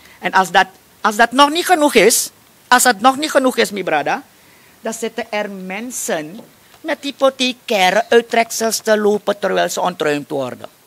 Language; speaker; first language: Dutch; native; Dutch